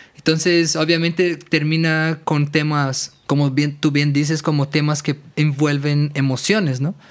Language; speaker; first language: Spanish; non-native, fluent; Portuguese